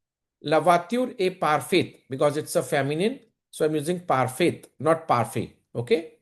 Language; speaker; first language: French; non-native, fluent; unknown